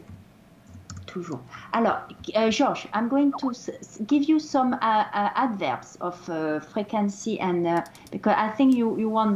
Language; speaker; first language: English; non-native, fluent; French